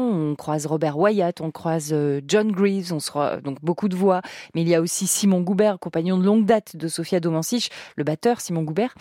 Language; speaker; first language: French; native; French